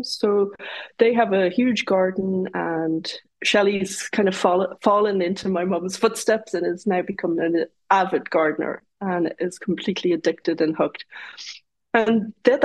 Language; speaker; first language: English; native; English